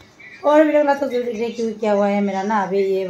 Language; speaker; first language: Hindi; non-native, local second language; Assamese